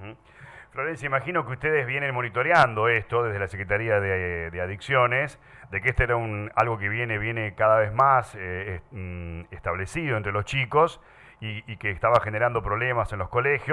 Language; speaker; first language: Spanish; native; Spanish